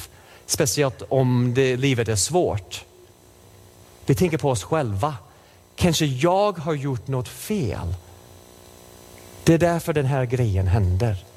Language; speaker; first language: Swedish; non-native, fluent; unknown